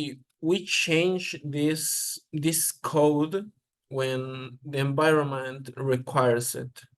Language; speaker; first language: English; non-native, learner; Spanish